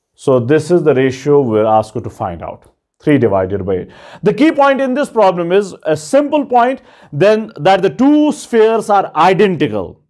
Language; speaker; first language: English; non-native, local second language; Kashmiri